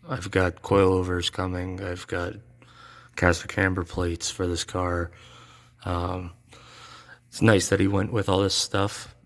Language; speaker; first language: English; native; English